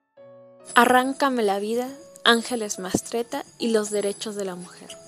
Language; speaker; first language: Spanish; native; Spanish